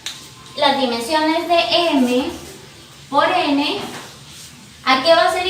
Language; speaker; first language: Spanish; native; Spanish